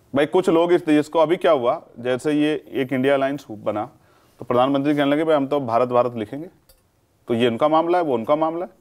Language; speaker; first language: Hindi; native; Hindi